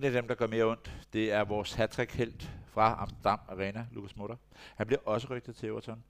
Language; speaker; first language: Danish; native; Danish